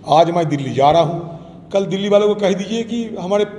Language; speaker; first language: Hindi; non-native, local second language; Bangla